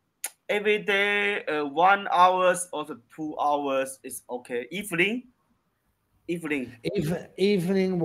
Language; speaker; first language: English; non-native, learner; Chinese